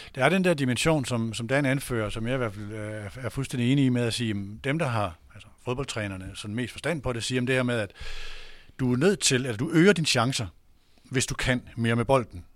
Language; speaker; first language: Danish; native; Danish